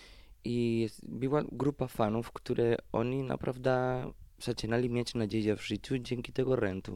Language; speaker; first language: Polish; non-native, fluent; Spanish